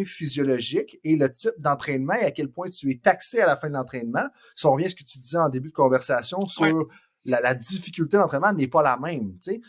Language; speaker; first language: French; native; French